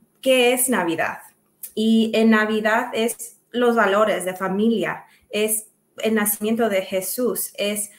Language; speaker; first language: Spanish; early bilingual, other home language; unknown